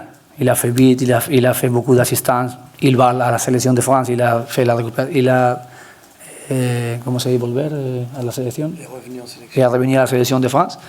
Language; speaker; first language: French; non-native, learner; Spanish